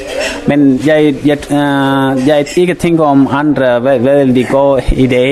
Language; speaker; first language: Danish; non-native, fluent; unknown